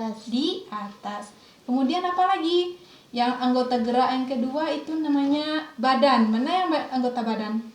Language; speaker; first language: Indonesian; native; Indonesian